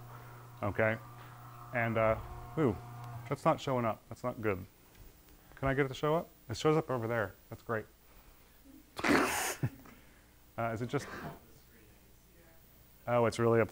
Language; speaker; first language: English; native; English